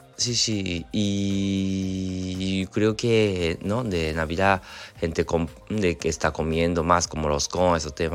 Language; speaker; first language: Spanish; non-native, learner; Japanese